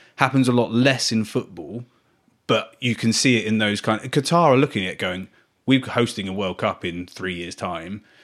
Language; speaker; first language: English; native; English